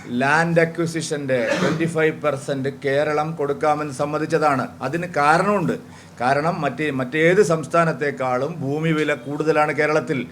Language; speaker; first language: Malayalam; native; Malayalam